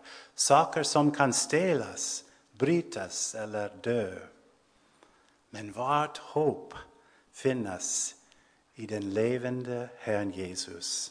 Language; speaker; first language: Swedish; non-native, fluent; English